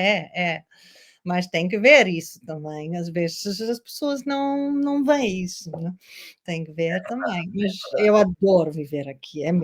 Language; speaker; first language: Portuguese; non-native, learner; Dutch